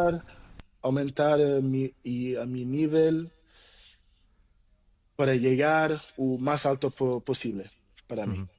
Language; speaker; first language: Spanish; non-native, learner; Portuguese